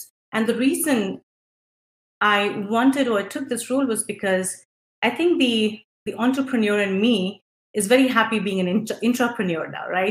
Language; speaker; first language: English; non-native, local second language; Hindi